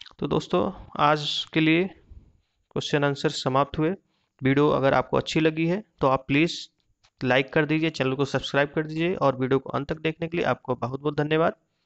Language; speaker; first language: Hindi; native; Hindi